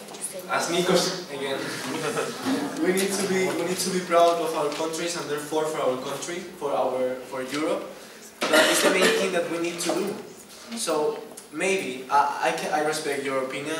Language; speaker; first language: English; non-native, learner; Spanish